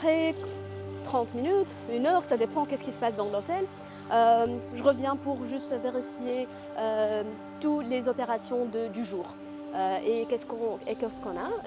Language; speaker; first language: French; non-native, learner; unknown